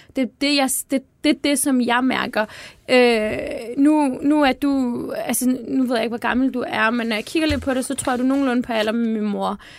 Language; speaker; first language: Danish; early bilingual, other home language; Turkish